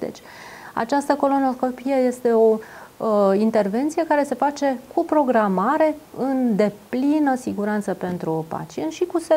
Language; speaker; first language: Romanian; native; Romanian